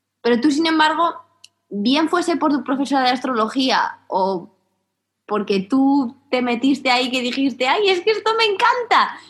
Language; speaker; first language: Spanish; native; Spanish